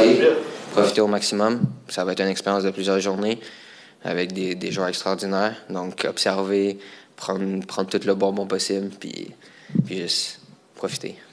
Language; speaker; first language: French; native; French